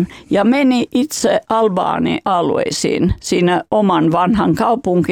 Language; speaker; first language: Finnish; non-native, fluent; Albanian